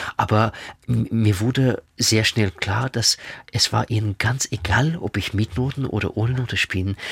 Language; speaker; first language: German; non-native, fluent; Russian